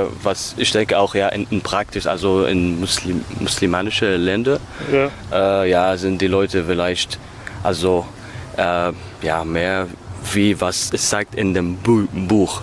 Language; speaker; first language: German; non-native, learner; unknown